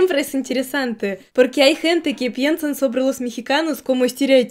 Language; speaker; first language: Spanish; non-native, fluent; Russian